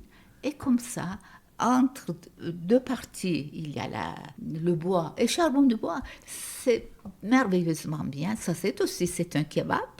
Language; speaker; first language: French; non-native, fluent; Turkish